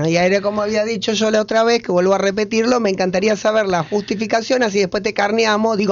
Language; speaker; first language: Spanish; native; Spanish